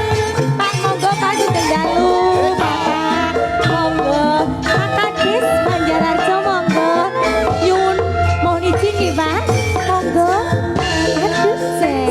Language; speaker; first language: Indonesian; non-native, local second language; Javanese